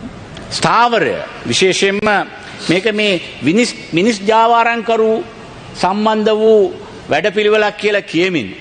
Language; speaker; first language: Sinhala; non-native, local second language; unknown